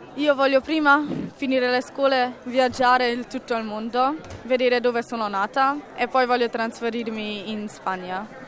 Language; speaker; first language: Italian; early bilingual, heritage; Italian